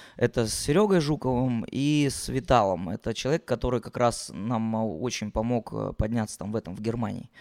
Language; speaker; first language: Russian; native; Russian